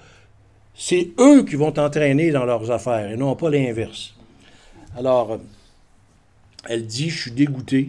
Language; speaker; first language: French; native; French